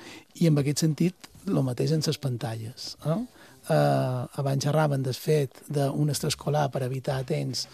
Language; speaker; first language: Catalan; native; Catalan